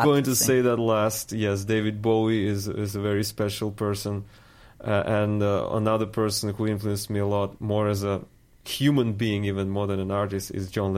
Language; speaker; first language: English; non-native, fluent; Russian